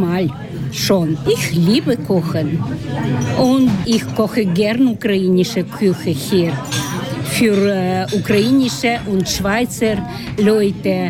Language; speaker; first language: German; non-native, learner; Ukrainian